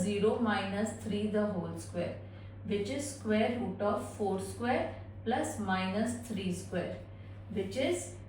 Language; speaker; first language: English; non-native, local second language; Hindi